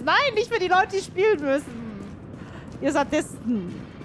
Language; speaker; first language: German; native; German